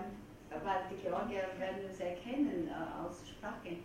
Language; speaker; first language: German; non-native, fluent; Georgian